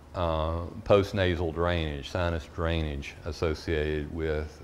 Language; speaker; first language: English; native; English